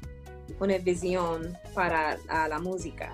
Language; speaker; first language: Spanish; early bilingual, heritage; English